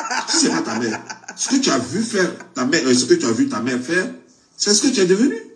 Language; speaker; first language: French; non-native, local second language; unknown